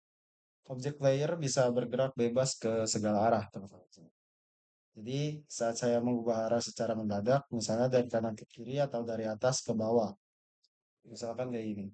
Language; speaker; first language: Indonesian; native; Indonesian